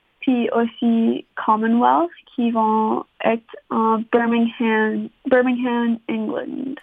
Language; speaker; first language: French; non-native, local second language; English